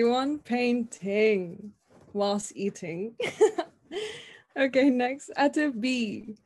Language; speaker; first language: English; non-native, local second language; Hiligaynon